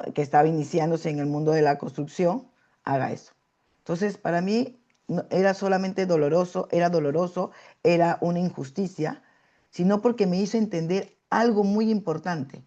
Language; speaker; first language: Spanish; native; Spanish